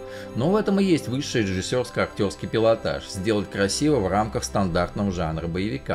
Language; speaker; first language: Russian; native; Russian